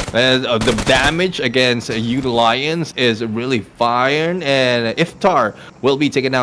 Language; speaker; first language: English; non-native, local second language; Filipino